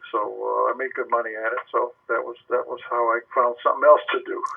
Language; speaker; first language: English; native; English